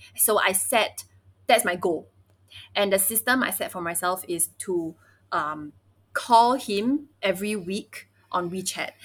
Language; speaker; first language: English; early bilingual, other home language; Chinese